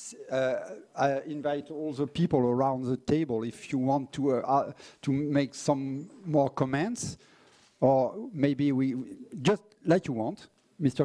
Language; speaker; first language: English; non-native, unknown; French